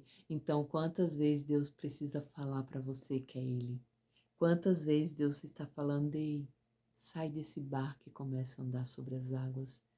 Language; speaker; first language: Portuguese; native; Portuguese